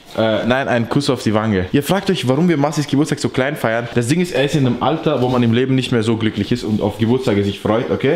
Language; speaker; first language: German; early bilingual, other home language; Persian